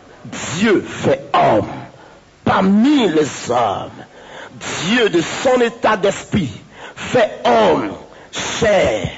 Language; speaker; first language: French; native; French